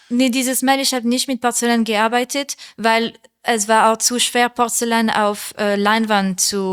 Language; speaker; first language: German; non-native, learner; French